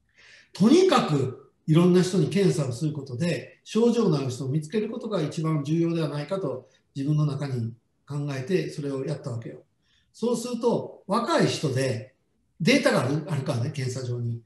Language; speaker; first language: Japanese; native; Japanese